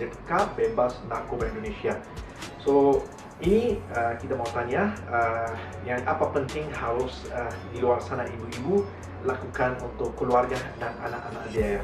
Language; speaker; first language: Indonesian; non-native, learner; Malay